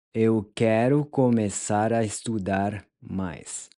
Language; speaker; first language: Portuguese; non-native, fluent; English